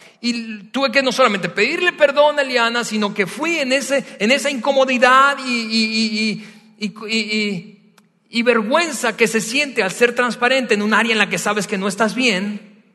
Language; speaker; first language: Spanish; native; Spanish